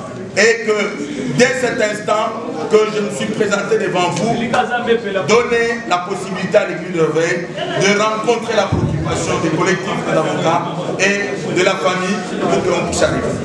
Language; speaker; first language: French; non-native, local second language; Lingala